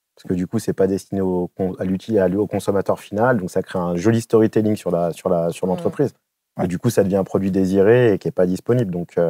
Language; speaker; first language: French; native; French